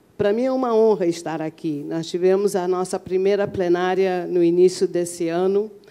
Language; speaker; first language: Portuguese; early bilingual, other home language; Arabic